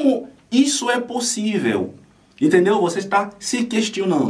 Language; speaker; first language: Portuguese; non-native, fluent; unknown